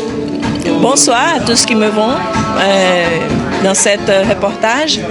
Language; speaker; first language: French; non-native, fluent; Portuguese